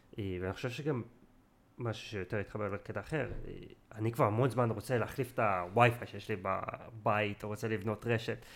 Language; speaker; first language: Hebrew; native; Hebrew